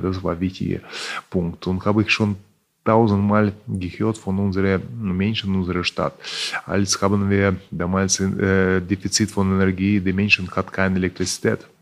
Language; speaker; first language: German; non-native, fluent; Russian